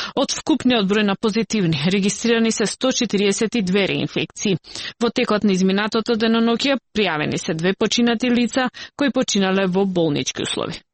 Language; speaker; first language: Macedonian; native; Macedonian